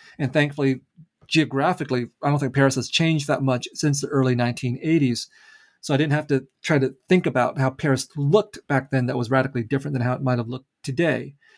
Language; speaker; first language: English; early bilingual, other home language; Vietnamese